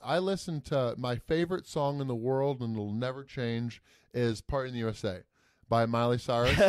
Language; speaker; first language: English; native; English